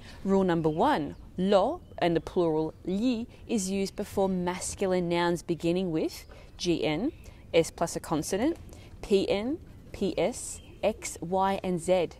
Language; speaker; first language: English; early bilingual, other home language; Italian